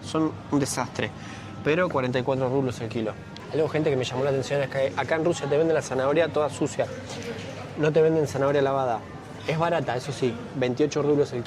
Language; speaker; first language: Spanish; native; Spanish